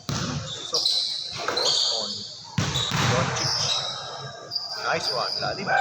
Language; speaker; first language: English; non-native, local second language; Filipino